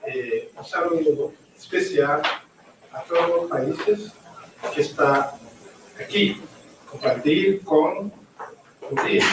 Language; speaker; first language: Spanish; non-native, learner; Haitian Creole